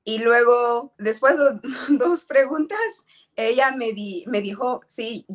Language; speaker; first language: Spanish; non-native, learner; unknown